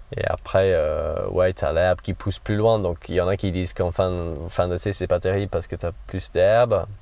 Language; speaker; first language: French; non-native, fluent; English